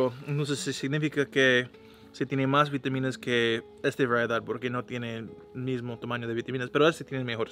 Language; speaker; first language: Spanish; non-native, learner; English